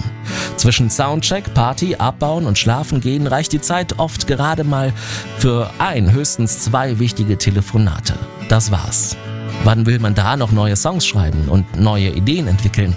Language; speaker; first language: German; native; German